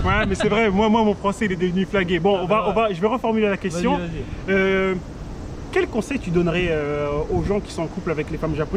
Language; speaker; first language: French; native; French